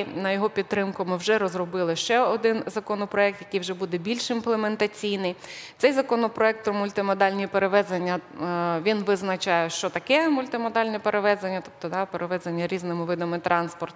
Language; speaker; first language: Ukrainian; native; Ukrainian